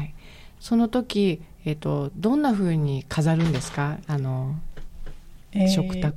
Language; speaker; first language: Japanese; native; Japanese